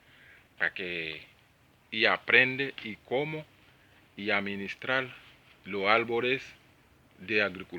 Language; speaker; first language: Spanish; non-native, learner; Haitian Creole